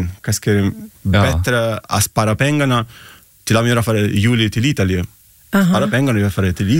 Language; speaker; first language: Icelandic; non-native, learner; Italian